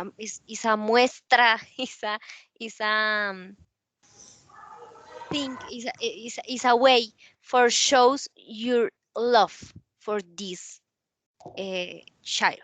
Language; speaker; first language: English; non-native, learner; Spanish